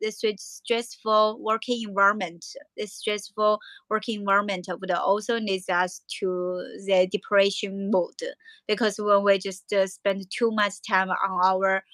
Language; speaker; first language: English; non-native, learner; Chinese